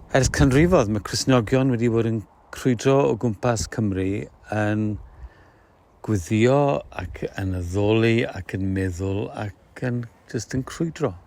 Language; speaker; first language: Welsh; native; Welsh